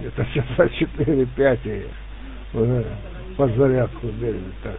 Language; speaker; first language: Russian; native; Russian